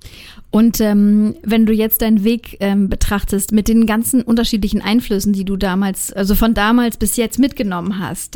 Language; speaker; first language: German; native; German